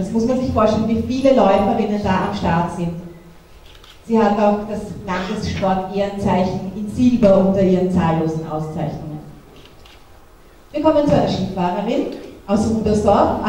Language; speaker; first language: German; native; German